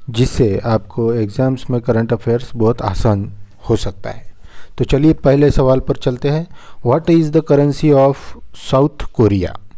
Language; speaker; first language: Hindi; non-native, local second language; Marathi